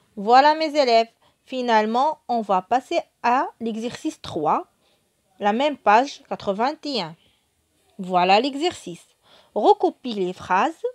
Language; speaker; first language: French; non-native, local second language; Arabic